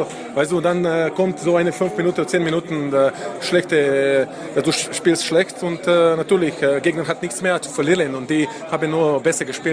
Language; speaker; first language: German; non-native, fluent; Slovenian